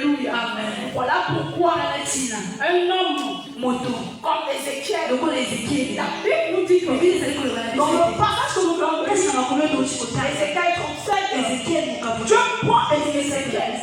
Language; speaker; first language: French; non-native, local second language; Lingala